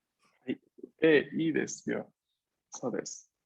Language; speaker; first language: Japanese; non-native, fluent; Spanish